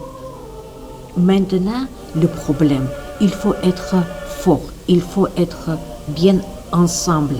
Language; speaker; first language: French; non-native, learner; Armenian